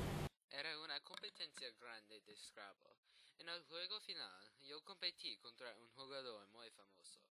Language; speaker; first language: Spanish; non-native, learner; English